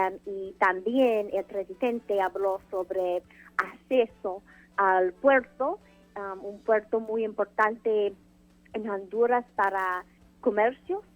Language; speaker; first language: Spanish; non-native, fluent; English